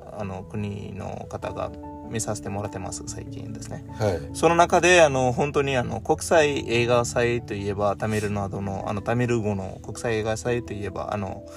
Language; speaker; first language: Japanese; non-native, fluent; Tamil